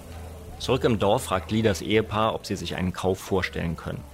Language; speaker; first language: German; native; German